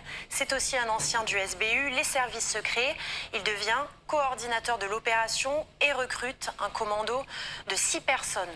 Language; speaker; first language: French; native; French